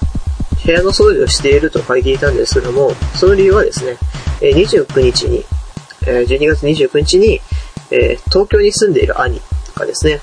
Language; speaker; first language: Japanese; native; Japanese